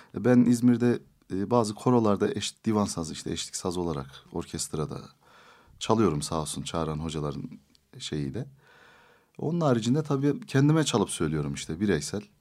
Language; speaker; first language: Turkish; native; Turkish